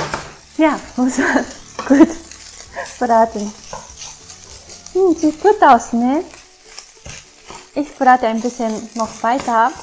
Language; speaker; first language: German; non-native, learner; Japanese